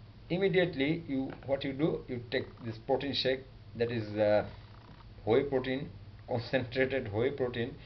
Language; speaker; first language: English; non-native, local second language; Bangla